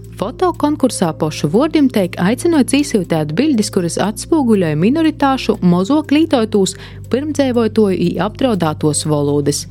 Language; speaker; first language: Latvian; native; Latvian